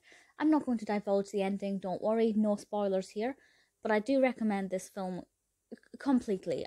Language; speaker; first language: English; native; English